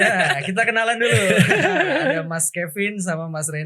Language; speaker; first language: Indonesian; native; Indonesian